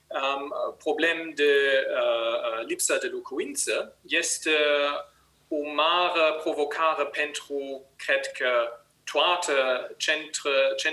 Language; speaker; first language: Romanian; non-native, learner; German